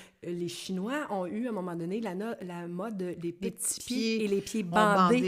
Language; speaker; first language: French; native; French